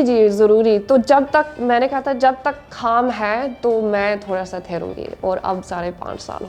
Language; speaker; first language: Hindi; non-native, learner; English